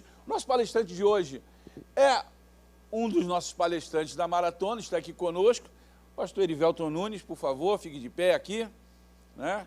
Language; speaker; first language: Portuguese; native; Portuguese